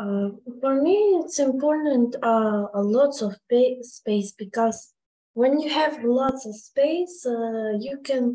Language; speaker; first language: English; non-native, learner; Russian